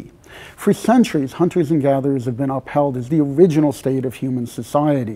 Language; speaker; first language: English; native; English